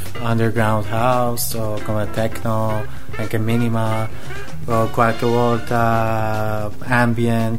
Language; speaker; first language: Italian; non-native, learner; Persian